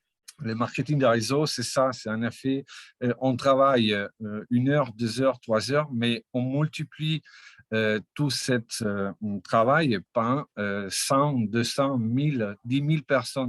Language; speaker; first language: French; non-native, fluent; Portuguese